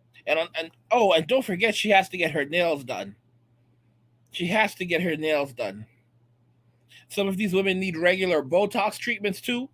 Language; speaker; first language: English; native; English